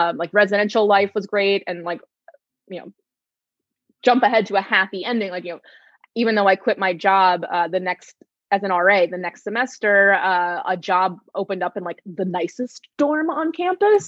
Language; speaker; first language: English; native; English